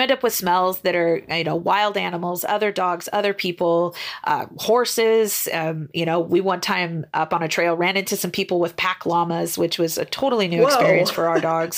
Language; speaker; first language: English; native; English